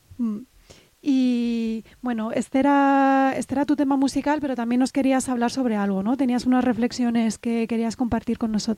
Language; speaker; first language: Spanish; native; Spanish